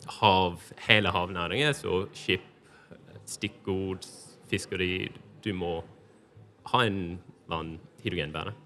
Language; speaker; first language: Norwegian; non-native, fluent; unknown